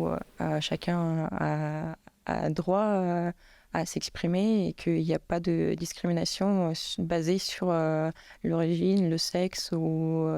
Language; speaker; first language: French; non-native, fluent; Russian